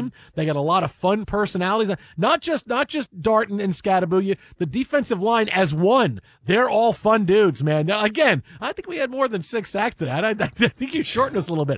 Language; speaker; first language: English; native; English